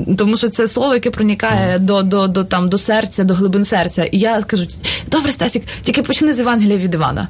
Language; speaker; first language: Ukrainian; non-native, local second language; Russian